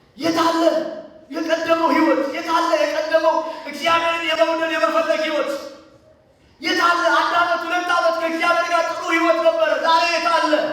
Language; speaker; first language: Amharic; native; Amharic